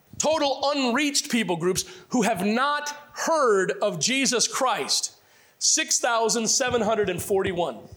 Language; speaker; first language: English; native; English